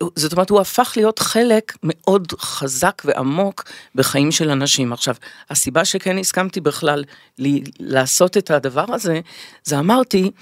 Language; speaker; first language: Hebrew; native; Hebrew